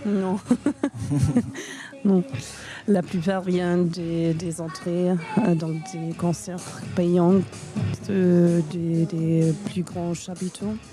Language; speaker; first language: French; non-native, fluent; German